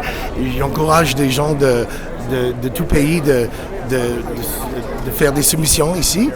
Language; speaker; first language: French; non-native, fluent; English